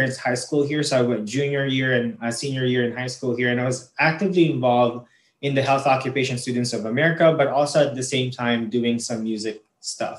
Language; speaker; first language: English; non-native, local second language; Filipino